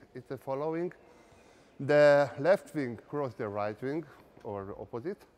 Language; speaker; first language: English; non-native, learner; Hungarian